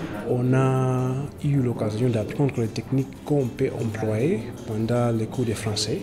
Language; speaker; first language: French; non-native, fluent; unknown